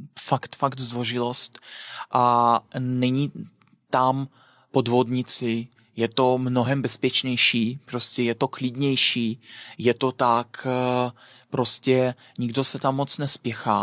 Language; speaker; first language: Czech; non-native, fluent; Belarusian